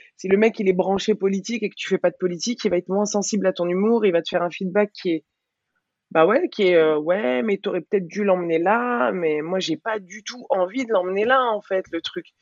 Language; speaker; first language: French; early bilingual, other home language; Arabic